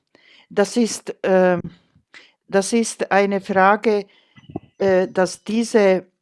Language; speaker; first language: German; non-native, fluent; Croatian